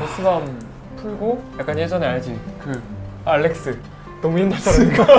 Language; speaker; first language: Korean; native; Korean